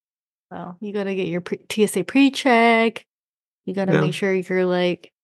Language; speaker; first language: English; native; English